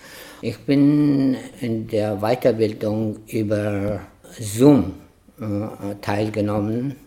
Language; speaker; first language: German; non-native, fluent; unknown